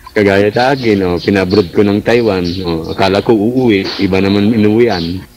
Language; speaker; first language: Filipino; non-native, local second language; Iloko